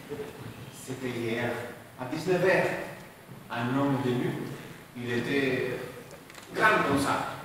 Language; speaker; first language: French; non-native, learner; Spanish